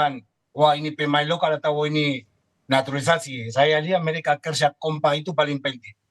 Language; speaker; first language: Indonesian; non-native, fluent; Spanish